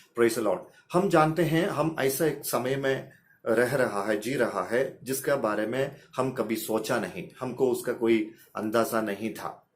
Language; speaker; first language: Hindi; non-native, local second language; Malayalam